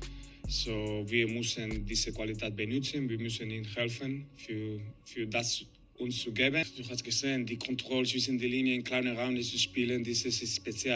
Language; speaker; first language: German; non-native, learner; Spanish